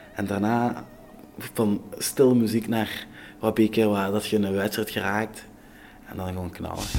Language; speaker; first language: Dutch; non-native, fluent; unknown